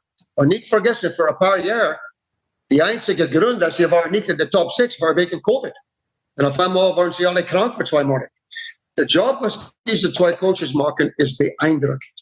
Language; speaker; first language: German; non-native, learner; English